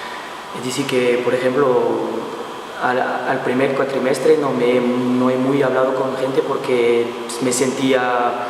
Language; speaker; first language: Spanish; non-native, learner; Portuguese